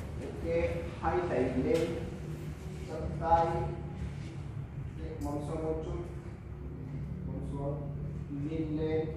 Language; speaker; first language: Vietnamese; non-native, learner; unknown